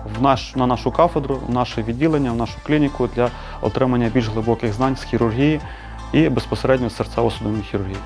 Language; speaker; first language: Ukrainian; native; Ukrainian